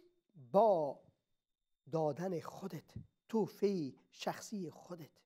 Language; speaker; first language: Persian; native; Persian